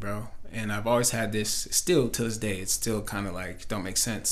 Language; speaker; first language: English; native; English